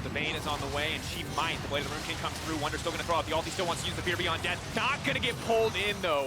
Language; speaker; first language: English; native; English